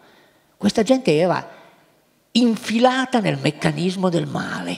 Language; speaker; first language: Italian; native; Italian